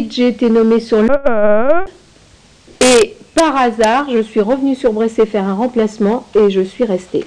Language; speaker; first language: French; native; French